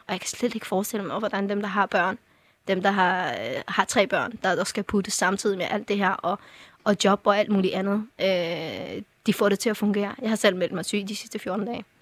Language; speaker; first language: Danish; early bilingual, other home language; Persian